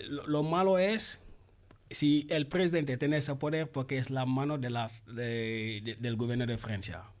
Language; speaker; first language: Spanish; non-native, learner; Wolof